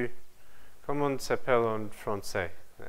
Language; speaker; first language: French; non-native, learner; English